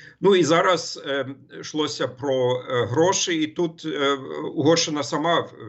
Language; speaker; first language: Ukrainian; non-native, fluent; German